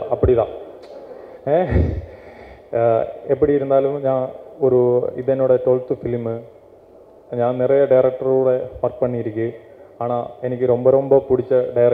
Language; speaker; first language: Tamil; non-native, learner; Malayalam